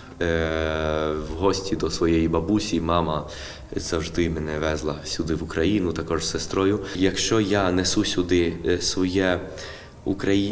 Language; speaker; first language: Ukrainian; early bilingual, heritage; Ukrainian